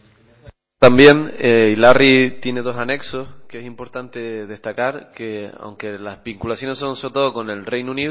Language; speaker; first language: Spanish; native; Spanish